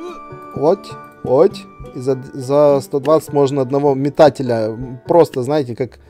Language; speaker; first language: Russian; native; Russian